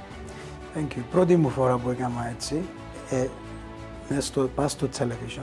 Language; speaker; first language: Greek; early bilingual, heritage; Greek